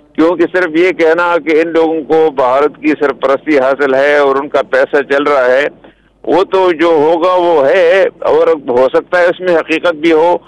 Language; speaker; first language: Urdu; non-native, local second language; Pashto